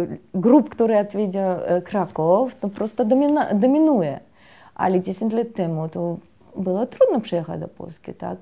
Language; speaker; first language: Polish; non-native, fluent; Russian